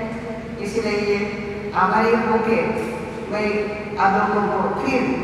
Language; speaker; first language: Hindi; non-native, local second language; Assamese